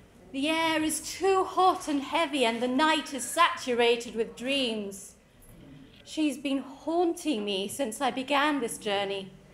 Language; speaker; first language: English; non-native, local second language; Spanish